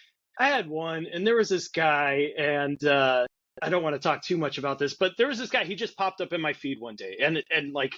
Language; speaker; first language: English; native; English